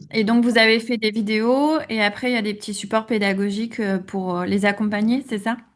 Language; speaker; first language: French; native; French